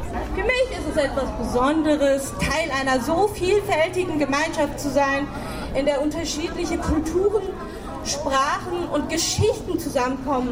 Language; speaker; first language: German; early bilingual, other home language; Turkish